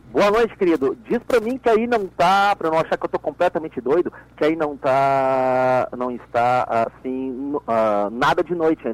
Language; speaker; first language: Portuguese; native; Portuguese